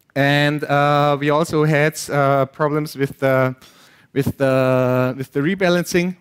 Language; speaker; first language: English; non-native, fluent; German